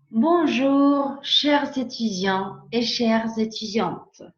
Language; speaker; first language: French; non-native, fluent; Spanish